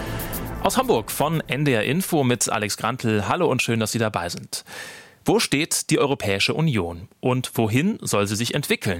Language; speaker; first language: German; native; German